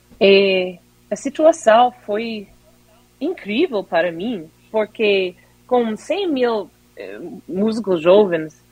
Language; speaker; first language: Portuguese; non-native, fluent; English